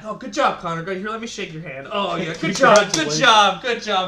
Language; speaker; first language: English; native; English